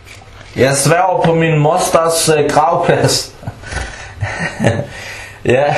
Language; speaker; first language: Danish; early bilingual, other home language; Arabic